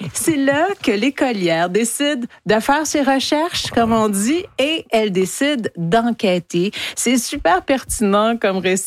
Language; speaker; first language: French; native; French